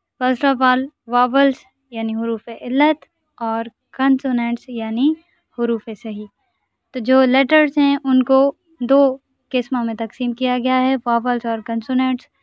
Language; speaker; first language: Urdu; non-native, local second language; Sindhi